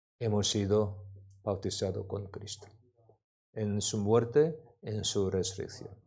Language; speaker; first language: Spanish; non-native, learner; Korean